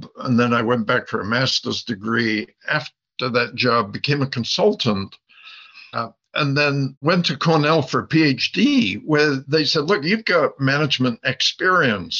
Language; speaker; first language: English; native; English